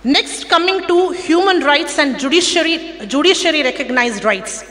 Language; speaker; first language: English; non-native, local second language; Kannada